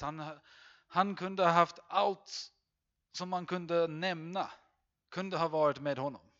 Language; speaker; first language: Swedish; non-native, fluent; English